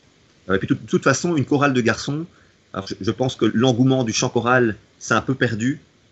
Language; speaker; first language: French; native; French